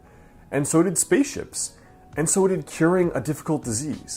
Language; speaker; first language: English; native; English